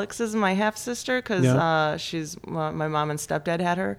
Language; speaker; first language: English; early bilingual, other home language; Polish